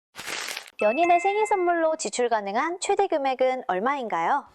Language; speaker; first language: Korean; native; Korean